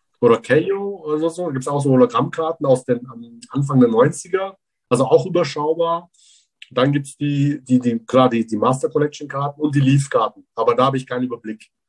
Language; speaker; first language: German; early bilingual, other home language; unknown